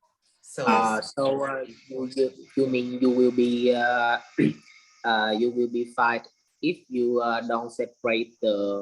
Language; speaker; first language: English; non-native, learner; Vietnamese